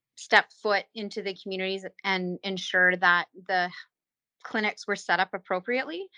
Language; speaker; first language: English; native; English